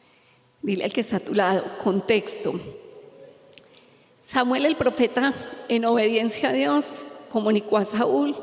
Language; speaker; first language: Spanish; native; Spanish